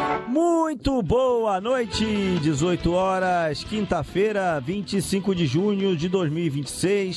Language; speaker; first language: Portuguese; native; Portuguese